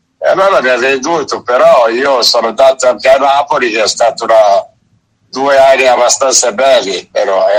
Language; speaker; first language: Italian; non-native, fluent; Portuguese